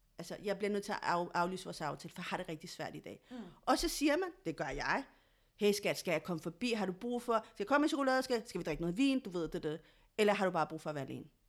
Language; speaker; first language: Danish; early bilingual, other home language; Spanish